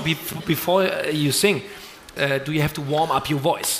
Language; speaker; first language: English; non-native, fluent; German